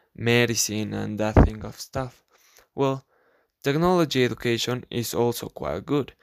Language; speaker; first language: English; non-native, learner; Spanish